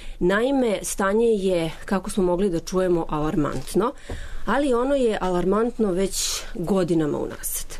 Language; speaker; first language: Serbian; native; Serbian